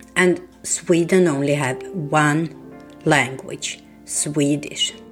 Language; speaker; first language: English; non-native, fluent; Swedish